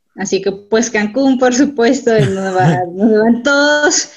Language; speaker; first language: Spanish; non-native, fluent; German